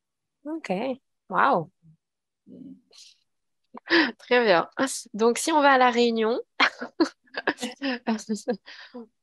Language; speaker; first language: French; native; French